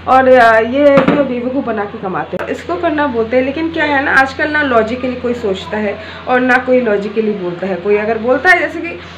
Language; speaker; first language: Hindi; non-native, local second language; Bangla